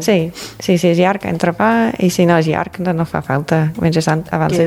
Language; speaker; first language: Catalan; non-native, fluent; English